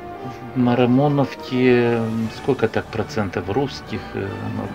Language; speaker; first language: Russian; non-native, local second language; Romanian